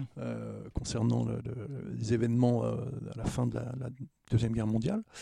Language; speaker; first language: French; native; French